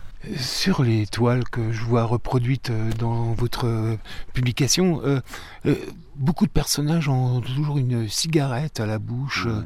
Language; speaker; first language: French; native; French